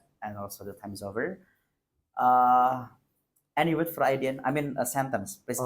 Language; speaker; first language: English; non-native, fluent; Indonesian